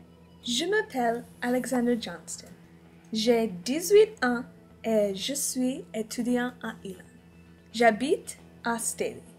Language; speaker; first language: French; non-native, learner; English